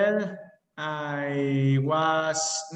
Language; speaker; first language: English; non-native, learner; Spanish